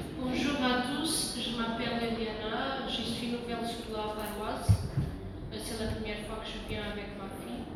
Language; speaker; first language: French; non-native, learner; Portuguese